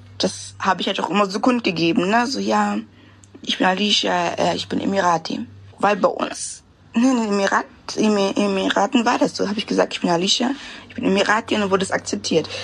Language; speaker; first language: German; non-native, fluent; English